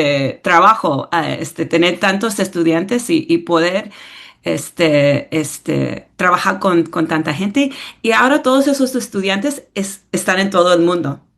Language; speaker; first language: Spanish; early bilingual, heritage; English